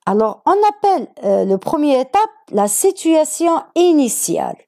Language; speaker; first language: French; non-native, local second language; Arabic